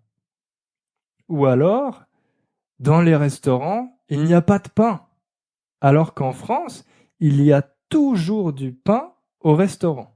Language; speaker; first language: French; native; French